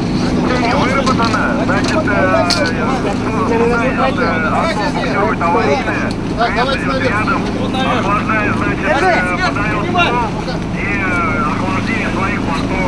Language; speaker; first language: Russian; native; Russian